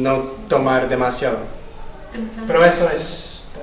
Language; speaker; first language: Spanish; non-native, fluent; English